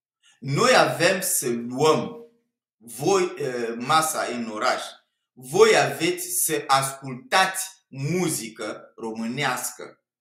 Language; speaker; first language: Romanian; non-native, fluent; French